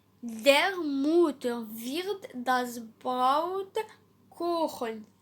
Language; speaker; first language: German; non-native, learner; Arabic